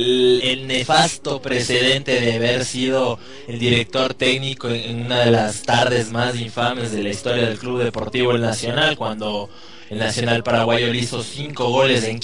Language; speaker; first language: Spanish; native; Spanish